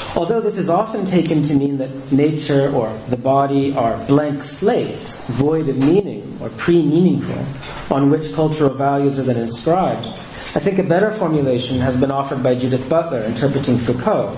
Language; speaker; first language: English; native; English